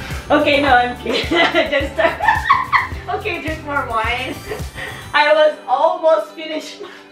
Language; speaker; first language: English; non-native, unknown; Portuguese